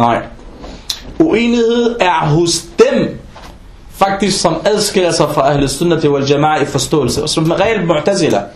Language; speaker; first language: Danish; non-native, fluent; Arabic